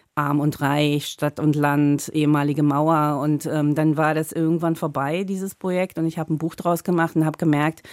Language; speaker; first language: German; native; German